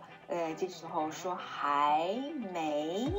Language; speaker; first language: Chinese; non-native, fluent; Japanese